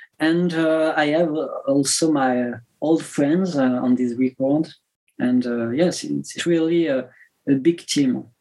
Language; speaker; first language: English; non-native, learner; French